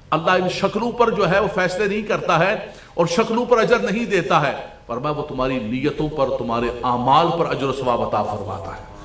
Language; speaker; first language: Urdu; non-native, local second language; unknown